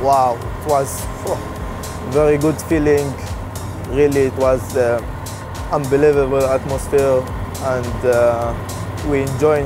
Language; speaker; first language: English; non-native, learner; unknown